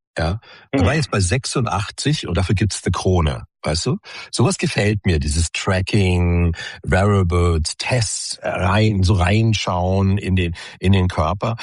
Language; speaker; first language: German; native; German